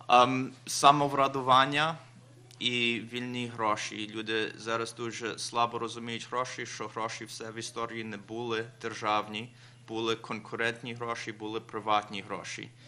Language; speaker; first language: Ukrainian; early bilingual, heritage; Ukrainian